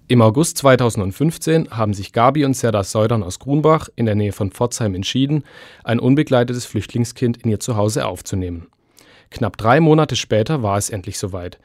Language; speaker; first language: German; native; German